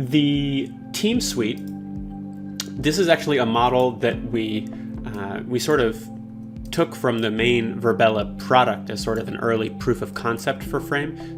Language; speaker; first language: English; native; English